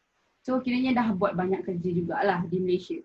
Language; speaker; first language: Malay; native; Malay